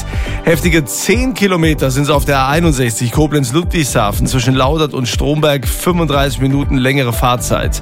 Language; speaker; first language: German; native; German